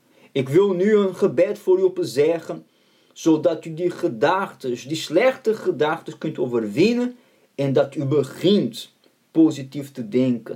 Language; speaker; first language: Dutch; non-native, fluent; Portuguese